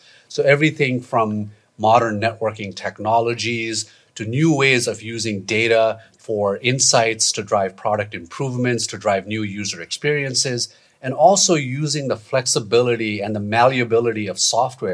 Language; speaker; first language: English; non-native, local second language; Nepali